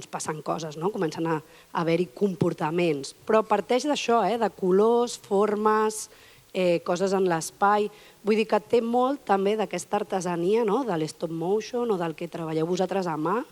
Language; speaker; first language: Catalan; native; Catalan